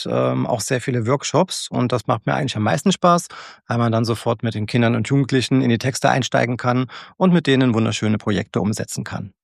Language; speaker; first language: German; native; German